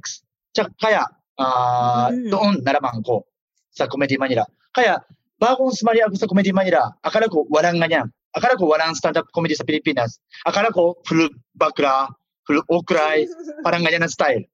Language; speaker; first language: Filipino; non-native, learner; Japanese